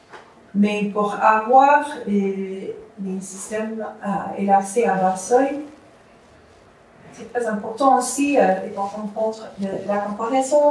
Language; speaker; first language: French; non-native, fluent; English